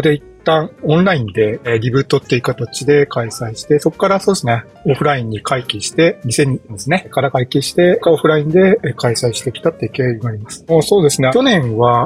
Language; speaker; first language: Japanese; native; Japanese